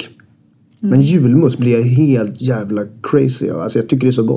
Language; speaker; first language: Swedish; native; Swedish